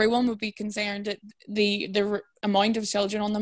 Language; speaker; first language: English; native; English